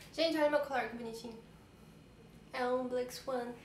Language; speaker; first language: Korean; non-native, learner; Portuguese